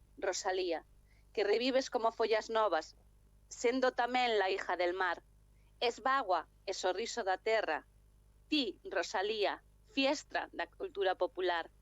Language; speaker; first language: Galician; native; Galician